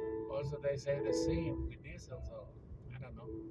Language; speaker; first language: English; non-native, learner; Spanish